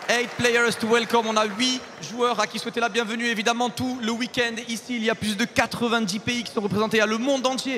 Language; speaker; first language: French; native; French